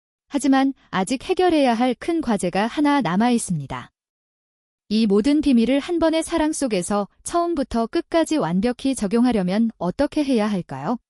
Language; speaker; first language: Korean; native; Korean